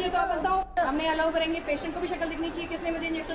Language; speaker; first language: Hindi; native; Hindi